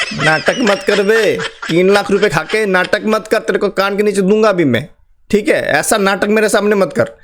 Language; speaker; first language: Hindi; non-native, local second language; Nepali